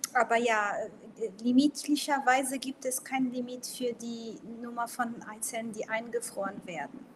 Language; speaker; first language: German; non-native, local second language; Portuguese